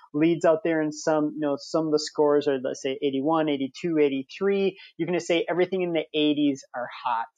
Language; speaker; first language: English; native; English